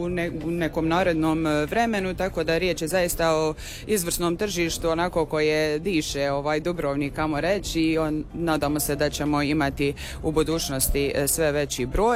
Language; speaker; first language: Serbian; native; Serbian